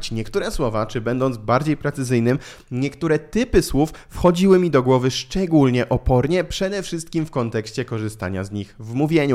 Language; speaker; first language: Polish; native; Polish